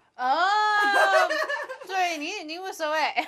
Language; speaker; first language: Chinese; non-native, learner; English